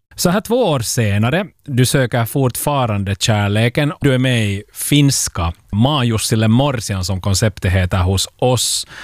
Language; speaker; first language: Swedish; native; Swedish